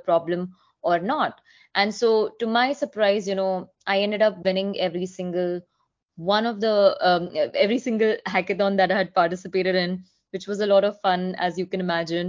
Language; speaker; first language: English; non-native, local second language; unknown